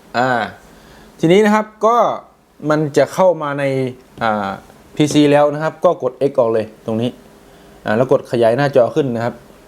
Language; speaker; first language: Thai; native; Thai